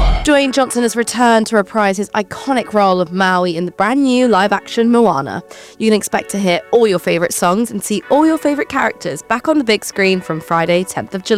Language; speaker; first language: English; native; English